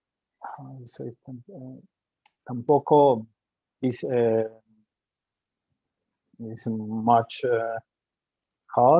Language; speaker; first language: English; non-native, learner; Spanish